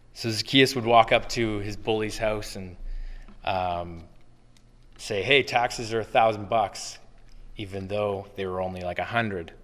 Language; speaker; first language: English; native; English